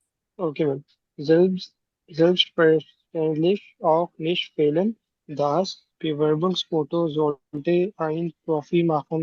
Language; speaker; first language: German; non-native, learner; Urdu